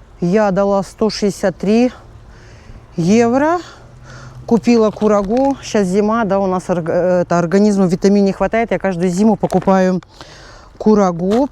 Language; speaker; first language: Russian; native; Russian